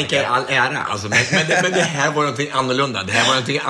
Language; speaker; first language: Swedish; native; Swedish